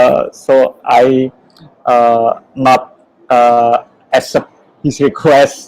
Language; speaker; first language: English; non-native, learner; Indonesian